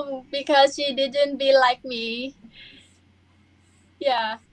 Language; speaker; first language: English; non-native, learner; Thai